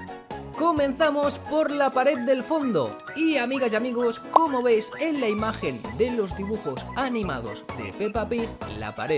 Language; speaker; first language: Spanish; native; Spanish